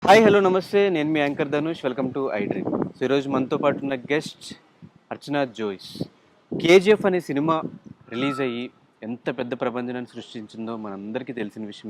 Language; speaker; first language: Telugu; native; Telugu